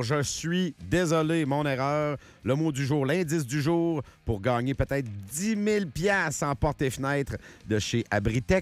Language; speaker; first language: French; native; French